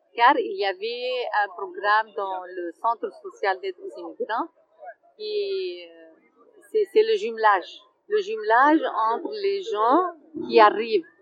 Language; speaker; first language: French; non-native, fluent; Arabic